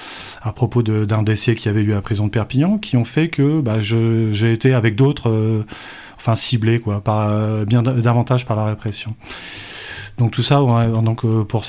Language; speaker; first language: French; native; French